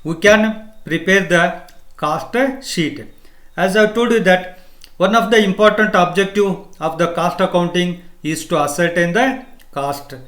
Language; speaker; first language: English; non-native, local second language; Kannada